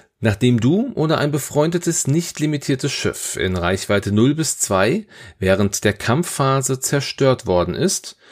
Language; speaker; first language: German; native; German